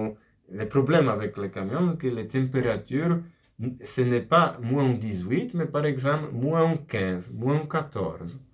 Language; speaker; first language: French; non-native, fluent; Polish